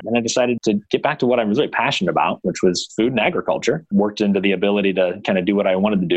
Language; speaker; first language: English; native; English